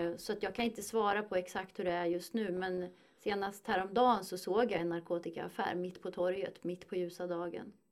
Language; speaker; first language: Swedish; native; Swedish